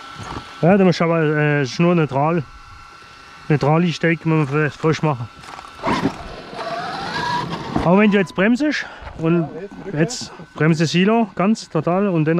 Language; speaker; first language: German; non-native, fluent; French